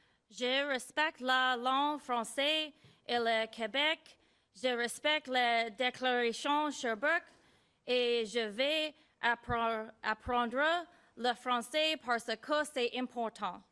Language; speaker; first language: French; non-native, learner; English